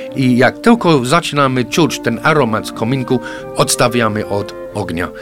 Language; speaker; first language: Polish; non-native, fluent; English